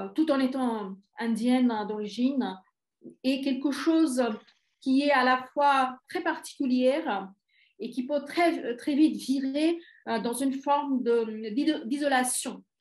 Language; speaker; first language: French; non-native, fluent; Bangla